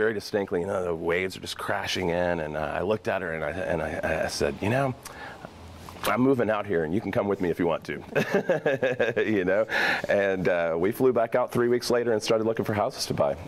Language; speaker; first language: English; native; English